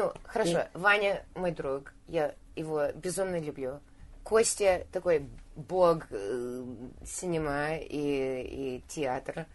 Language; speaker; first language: Russian; early bilingual, heritage; Russian